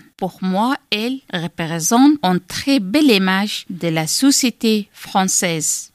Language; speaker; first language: French; non-native, learner; Persian